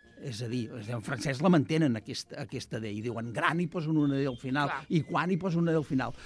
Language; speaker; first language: Catalan; native; Catalan